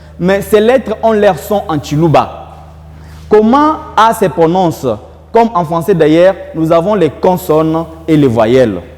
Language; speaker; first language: French; non-native, local second language; Luba-Lulua